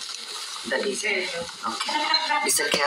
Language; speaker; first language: German; non-native, learner; Indonesian